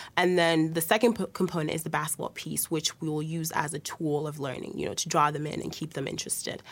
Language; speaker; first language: English; early bilingual, other home language; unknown